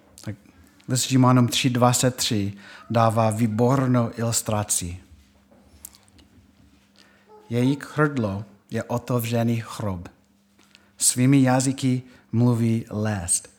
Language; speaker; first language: Czech; non-native, fluent; English